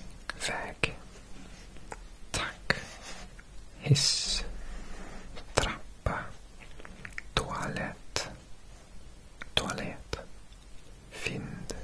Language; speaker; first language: Swedish; non-native, learner; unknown